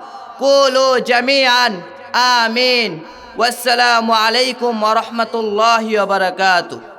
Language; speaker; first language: Arabic; non-native, learner; Bangla